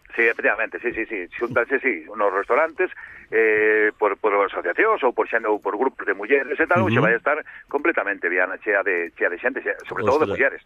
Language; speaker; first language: Galician; native; Galician